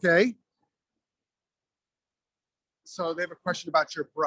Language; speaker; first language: English; native; English